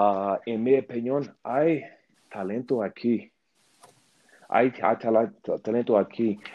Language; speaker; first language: Spanish; non-native, learner; English